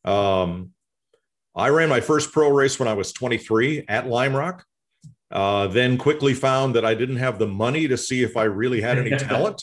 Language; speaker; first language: English; native; English